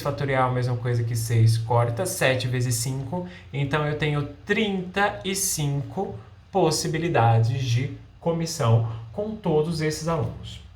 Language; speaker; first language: Portuguese; native; Portuguese